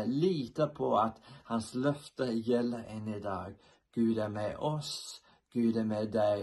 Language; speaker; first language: Swedish; non-native, fluent; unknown